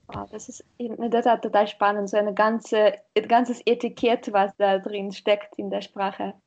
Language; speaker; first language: German; non-native, fluent; Russian